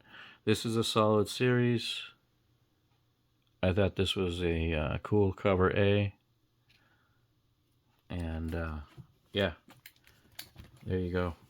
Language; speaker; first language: English; native; English